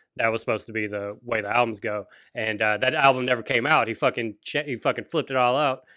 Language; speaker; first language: English; native; English